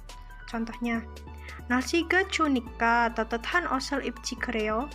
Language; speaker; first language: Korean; non-native, learner; Indonesian